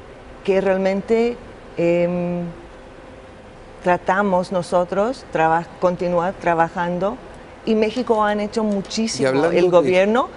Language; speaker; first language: Spanish; non-native, fluent; English